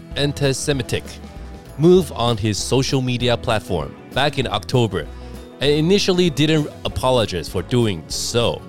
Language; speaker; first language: English; non-native, fluent; Chinese